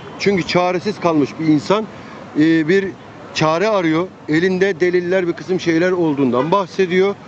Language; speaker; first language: Turkish; native; Turkish